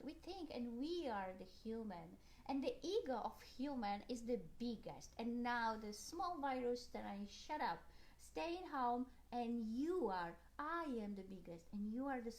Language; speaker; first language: English; non-native, learner; Polish